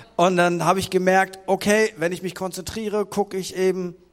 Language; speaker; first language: German; native; German